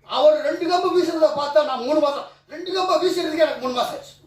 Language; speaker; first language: Tamil; native; Tamil